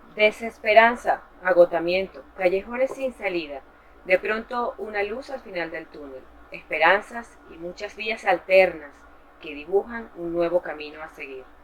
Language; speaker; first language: Spanish; native; Spanish